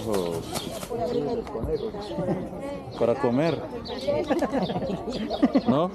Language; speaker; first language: Spanish; non-native, learner; English